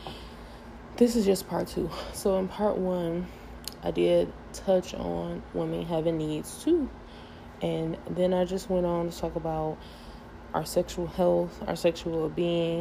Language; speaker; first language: English; native; English